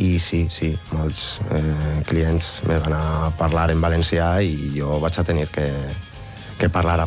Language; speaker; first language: Catalan; non-native, local second language; Spanish